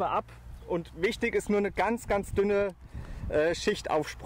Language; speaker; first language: German; native; German